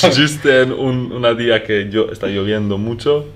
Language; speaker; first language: Spanish; non-native, learner; Polish